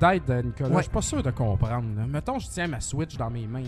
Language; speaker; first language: French; native; French